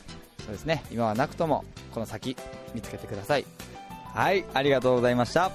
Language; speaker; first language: Japanese; native; Japanese